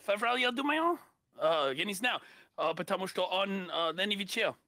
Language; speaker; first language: Russian; non-native, learner; English